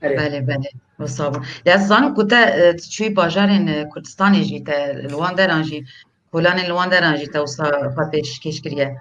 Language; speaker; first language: Kurdish; native; Kurdish